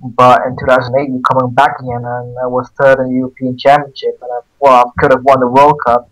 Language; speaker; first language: English; non-native, fluent; Dutch